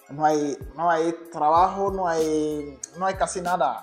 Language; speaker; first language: Spanish; non-native, learner; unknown